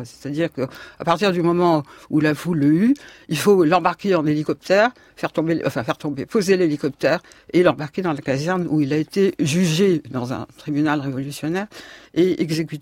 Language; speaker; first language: French; native; French